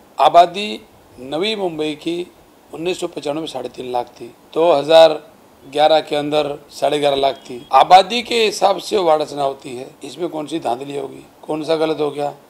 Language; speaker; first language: Hindi; non-native, local second language; Marathi